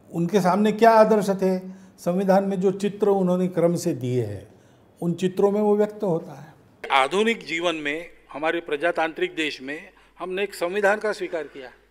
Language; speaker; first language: Hindi; non-native, local second language; Marathi